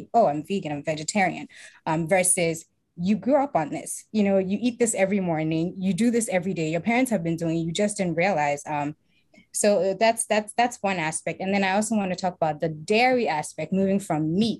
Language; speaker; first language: English; non-native, local second language; Akan